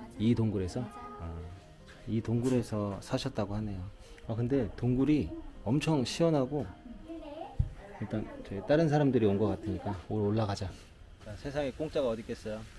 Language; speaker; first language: Korean; native; Korean